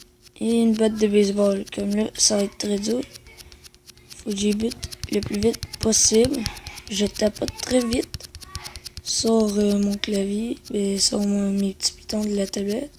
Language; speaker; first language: French; native; French